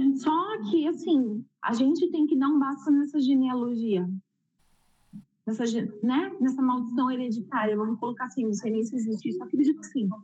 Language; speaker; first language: Portuguese; native; Portuguese